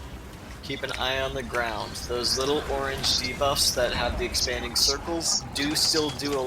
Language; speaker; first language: English; native; English